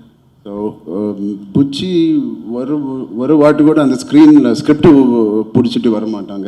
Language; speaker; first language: Tamil; non-native, learner; Telugu